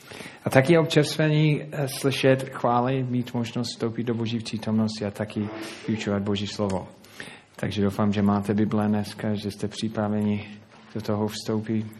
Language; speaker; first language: Czech; non-native, fluent; English